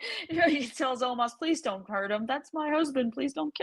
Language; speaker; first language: English; native; English